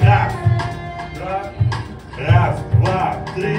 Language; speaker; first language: Russian; non-native, learner; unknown